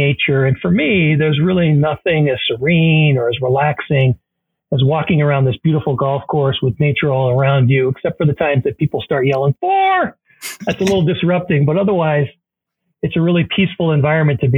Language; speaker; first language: English; native; English